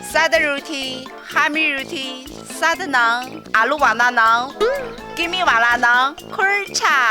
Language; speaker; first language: Urdu; non-native, learner; Chinese